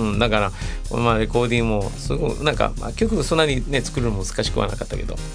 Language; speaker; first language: Japanese; non-native, fluent; Spanish